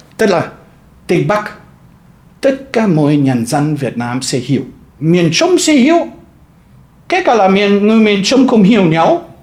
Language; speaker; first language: Vietnamese; non-native, fluent; German